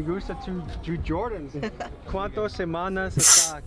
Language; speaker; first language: Spanish; non-native, learner; English